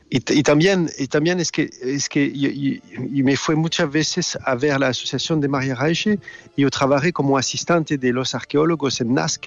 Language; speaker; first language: Spanish; non-native, learner; French